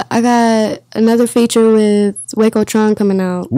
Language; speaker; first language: English; native; English